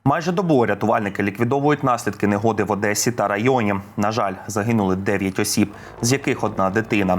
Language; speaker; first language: Ukrainian; native; Ukrainian